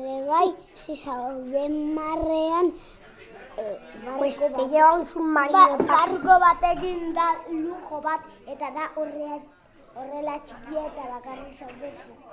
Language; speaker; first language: Basque; non-native, local second language; Spanish